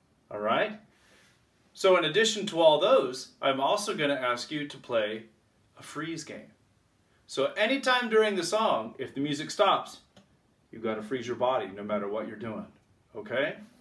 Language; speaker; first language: English; native; English